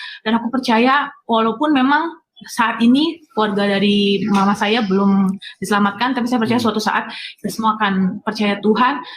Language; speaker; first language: Indonesian; native; Indonesian